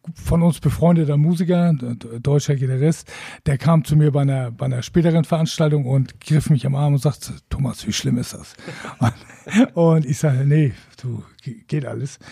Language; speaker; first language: German; native; German